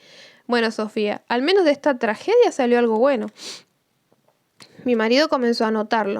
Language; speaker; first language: Spanish; native; Spanish